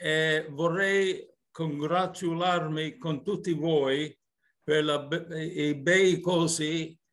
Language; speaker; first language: Italian; early bilingual, heritage; English